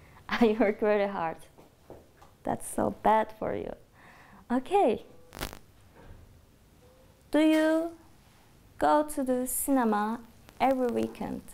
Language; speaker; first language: English; non-native, fluent; Turkish